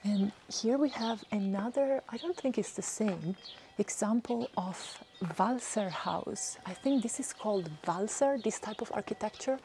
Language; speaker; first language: English; non-native, fluent; Italian